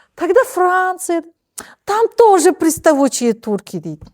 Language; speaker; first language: Russian; non-native, local second language; Kazakh